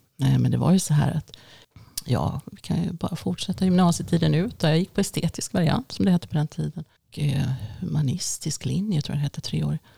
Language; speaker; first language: Swedish; early bilingual, other home language; Finnish